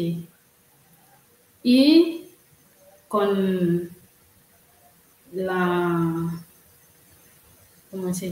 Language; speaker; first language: Spanish; non-native, learner; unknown